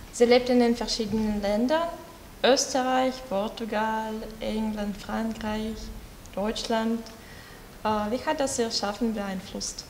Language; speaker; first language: German; non-native, learner; Russian